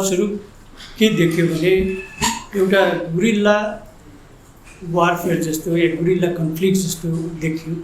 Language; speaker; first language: Nepali; native; Nepali